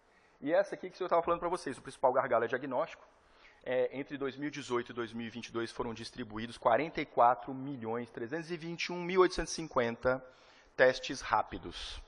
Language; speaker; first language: Portuguese; native; Portuguese